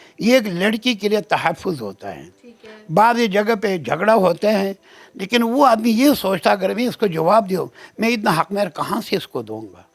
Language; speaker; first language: Urdu; non-native, local second language; Pashto